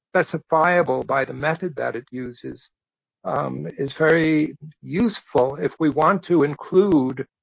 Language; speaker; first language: English; native; English